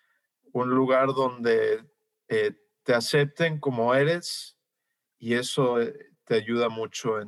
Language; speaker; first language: Spanish; early bilingual, heritage; Spanish